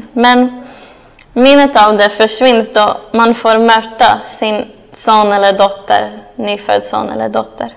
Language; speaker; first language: Swedish; non-native, fluent; English